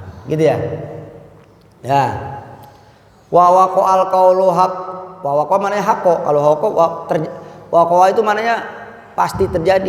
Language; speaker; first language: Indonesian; native; Indonesian